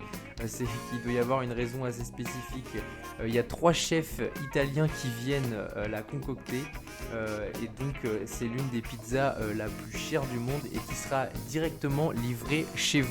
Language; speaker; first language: French; native; French